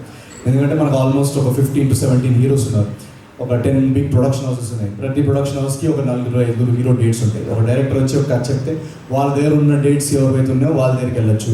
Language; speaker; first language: Telugu; native; Telugu